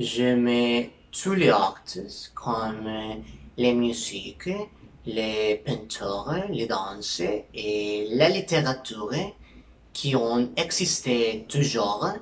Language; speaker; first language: French; non-native, learner; Spanish